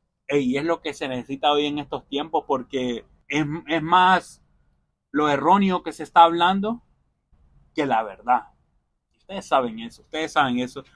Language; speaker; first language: Spanish; early bilingual, heritage; Spanish